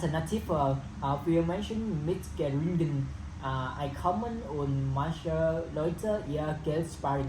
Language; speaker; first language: German; non-native, learner; Vietnamese